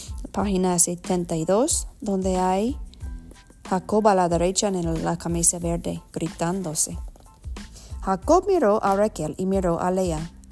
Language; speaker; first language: Spanish; non-native, learner; English